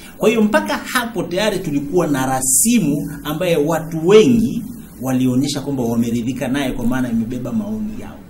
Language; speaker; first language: Swahili; native; Swahili